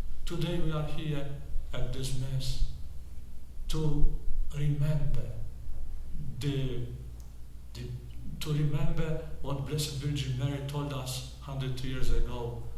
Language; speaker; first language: English; non-native, fluent; Polish